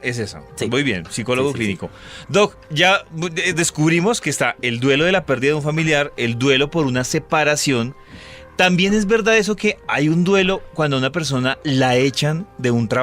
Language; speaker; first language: Spanish; native; Spanish